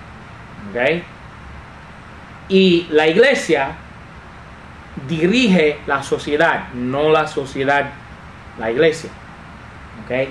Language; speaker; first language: Spanish; non-native, fluent; English